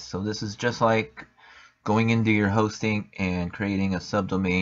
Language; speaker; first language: English; native; English